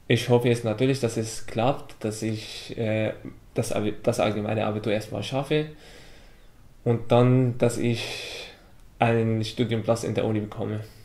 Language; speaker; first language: German; non-native, fluent; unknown